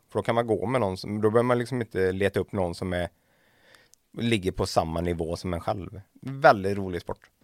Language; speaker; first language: Swedish; native; Swedish